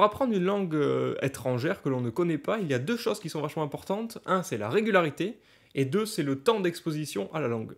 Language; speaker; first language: French; native; French